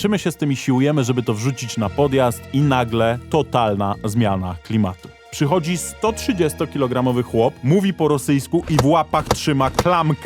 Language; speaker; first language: Polish; native; Polish